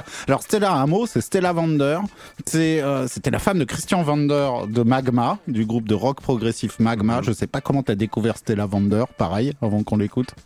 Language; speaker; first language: French; native; French